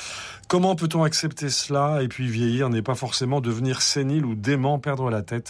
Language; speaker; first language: French; native; French